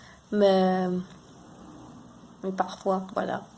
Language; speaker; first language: French; non-native, learner; Spanish